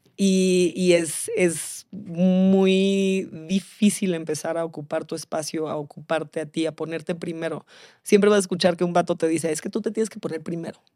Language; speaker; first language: Spanish; early bilingual, heritage; Spanish